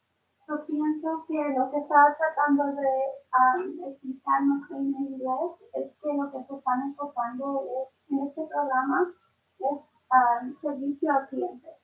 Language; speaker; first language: Spanish; early bilingual, other home language; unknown